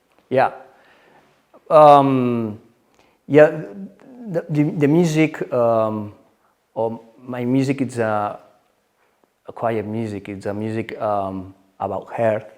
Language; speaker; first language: English; non-native, learner; Spanish